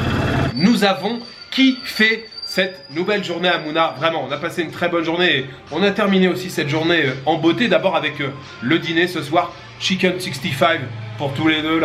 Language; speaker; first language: French; native; French